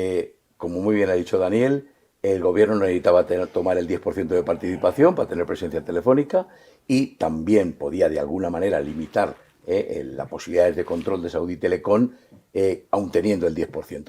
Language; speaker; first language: Spanish; native; Spanish